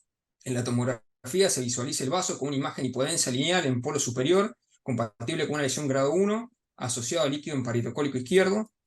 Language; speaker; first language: Spanish; native; Spanish